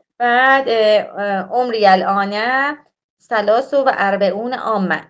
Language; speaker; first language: Arabic; non-native, learner; Persian